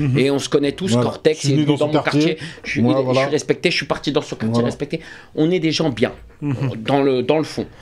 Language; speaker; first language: French; native; French